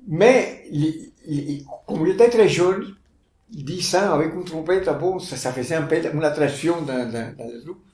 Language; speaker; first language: French; non-native, fluent; Spanish